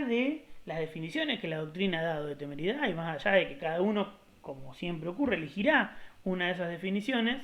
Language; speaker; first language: Spanish; native; Spanish